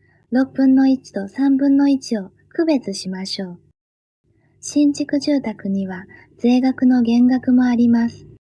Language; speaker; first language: Japanese; native; Japanese